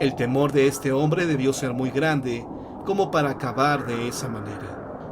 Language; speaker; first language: Spanish; native; Spanish